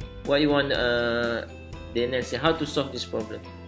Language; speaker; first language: English; non-native, local second language; Malay